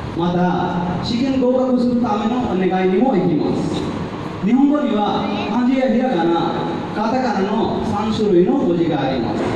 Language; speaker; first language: Japanese; non-native, learner; Hindi